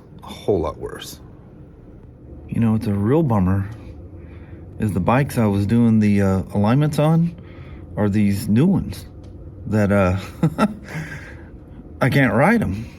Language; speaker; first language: English; native; English